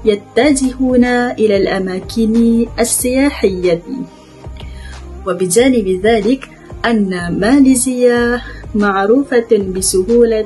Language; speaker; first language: Arabic; non-native, learner; Malay